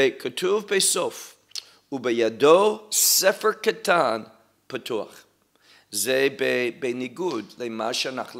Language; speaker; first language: Hebrew; non-native, fluent; English